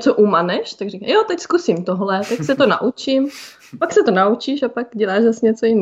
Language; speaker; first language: Czech; native; Czech